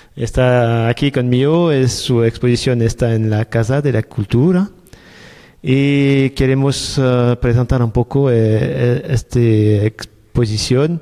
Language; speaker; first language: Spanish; non-native, learner; French